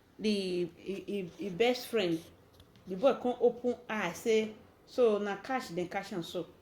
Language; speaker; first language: Nigerian Pidgin; native; Nigerian Pidgin